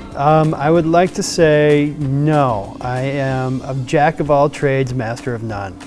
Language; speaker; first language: English; native; English